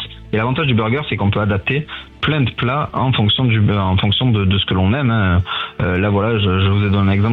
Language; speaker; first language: French; native; French